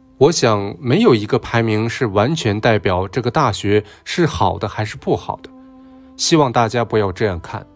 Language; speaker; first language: Chinese; non-native, local second language; Cantonese